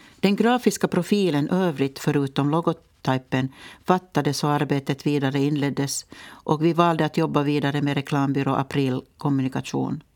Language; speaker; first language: Swedish; native; Swedish